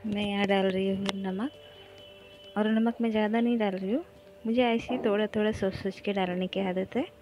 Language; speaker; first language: Hindi; non-native, local second language; Marathi